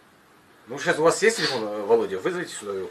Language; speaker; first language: Russian; native; Russian